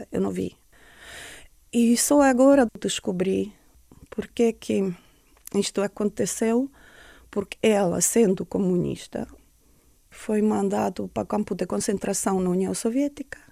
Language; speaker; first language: Portuguese; non-native, fluent; Estonian